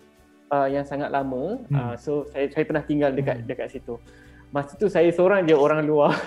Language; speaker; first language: Malay; native; Malay